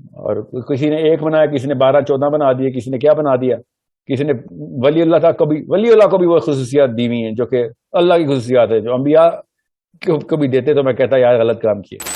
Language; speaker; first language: Urdu; early bilingual, heritage; Urdu